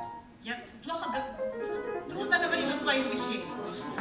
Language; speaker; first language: Russian; non-native, learner; German